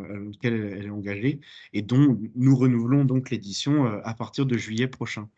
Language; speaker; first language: French; native; French